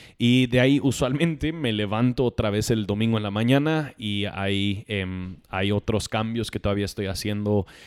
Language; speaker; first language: Spanish; non-native, fluent; English